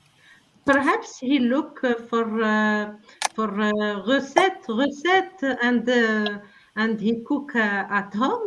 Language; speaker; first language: English; non-native, learner; French